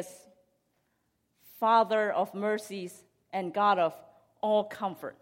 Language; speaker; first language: English; non-native, local second language; Cantonese